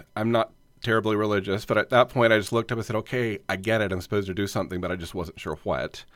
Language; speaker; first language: English; native; English